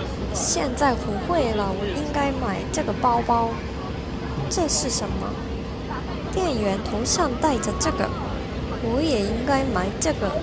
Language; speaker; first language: Chinese; non-native, learner; Japanese